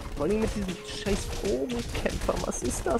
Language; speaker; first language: German; native; German